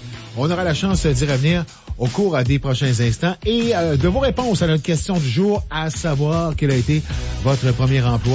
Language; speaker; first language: French; native; French